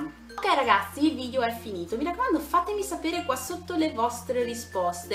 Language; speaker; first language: Italian; native; Italian